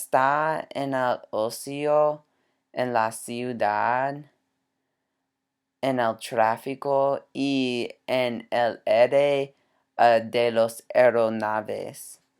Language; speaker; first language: Spanish; non-native, learner; English